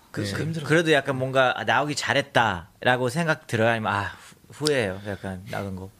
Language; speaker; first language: Korean; early bilingual, other home language; English